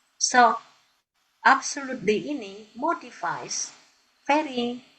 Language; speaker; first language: English; non-native, fluent; Indonesian